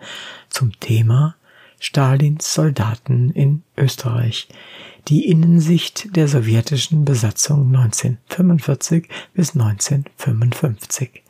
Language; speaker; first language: German; native; German